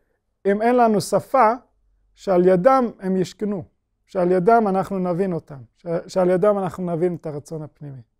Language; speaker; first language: Hebrew; non-native, fluent; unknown